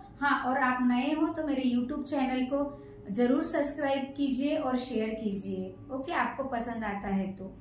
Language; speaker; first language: Hindi; non-native, local second language; Marathi